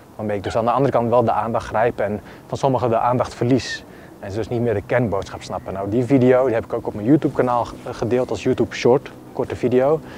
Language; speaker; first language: Dutch; early bilingual, other home language; Bosnian